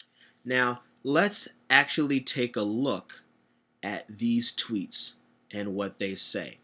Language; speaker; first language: English; native; English